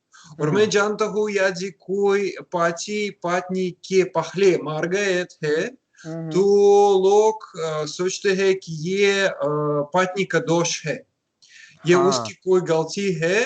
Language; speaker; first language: Hindi; non-native, learner; Russian